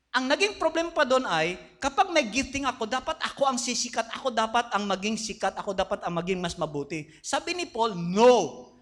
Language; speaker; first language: Filipino; non-native, fluent; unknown